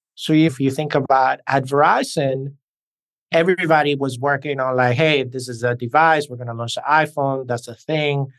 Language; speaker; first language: English; early bilingual, other home language; Spanish